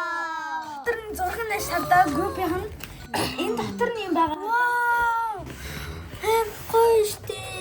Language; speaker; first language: Mongolian; early bilingual, heritage; Mongolian